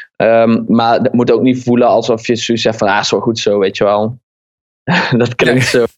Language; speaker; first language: Dutch; native; Dutch